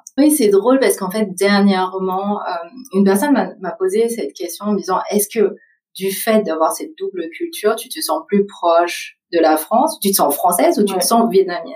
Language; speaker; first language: French; early bilingual, other home language; Vietnamese